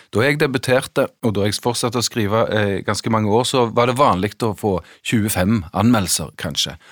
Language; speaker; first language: Norwegian; native; Norwegian